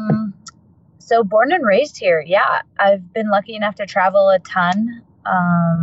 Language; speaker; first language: English; native; English